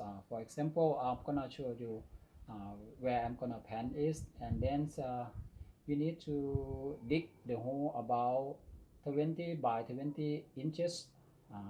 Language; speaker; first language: English; non-native, learner; Thai